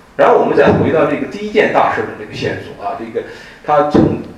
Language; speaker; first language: Chinese; native; Chinese